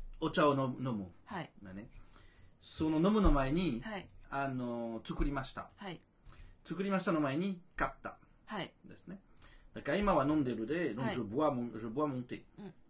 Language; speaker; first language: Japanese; non-native, fluent; French